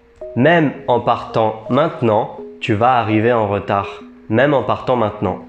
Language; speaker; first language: French; native; French